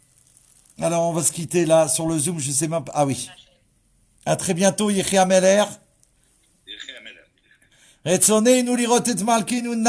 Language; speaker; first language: French; native; French